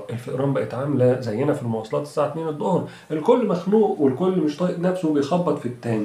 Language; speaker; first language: Arabic; native; Arabic